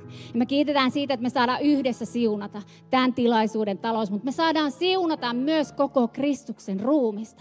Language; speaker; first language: Finnish; native; Finnish